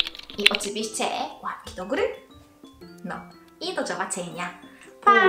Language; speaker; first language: Polish; non-native, learner; Korean